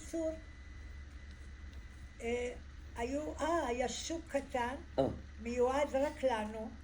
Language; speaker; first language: Hebrew; early bilingual, other home language; Arabic